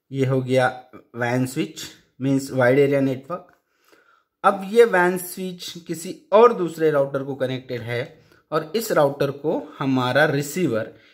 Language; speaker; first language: Hindi; non-native, local second language; Marathi